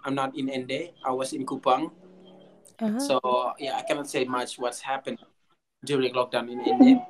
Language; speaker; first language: English; non-native, learner; Indonesian